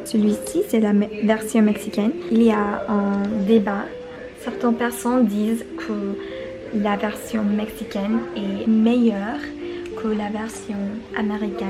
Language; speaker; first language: French; non-native, learner; English